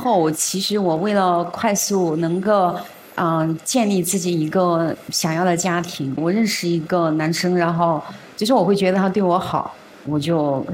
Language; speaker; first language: Chinese; native; Chinese